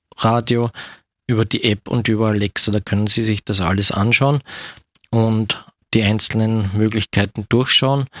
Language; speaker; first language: German; native; German